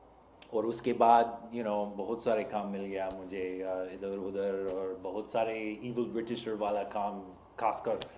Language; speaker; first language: Hindi; non-native, learner; English